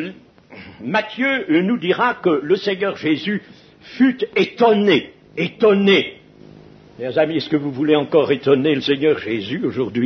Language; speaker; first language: French; native; French